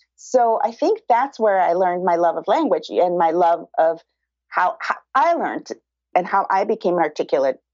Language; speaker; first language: English; early bilingual, other home language; Spanish